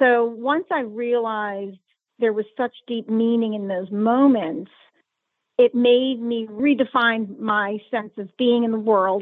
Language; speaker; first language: English; native; English